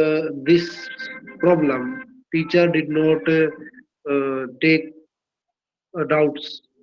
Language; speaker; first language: English; non-native, learner; Hindi